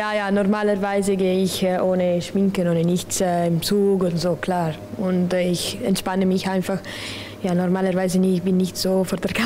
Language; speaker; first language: German; non-native, local second language; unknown